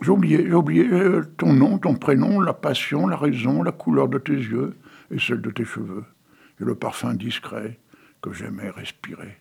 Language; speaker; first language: French; native; French